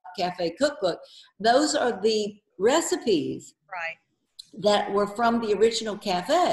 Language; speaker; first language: English; native; English